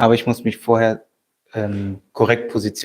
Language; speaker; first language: German; native; German